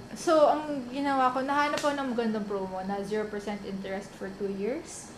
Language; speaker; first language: Filipino; native; Filipino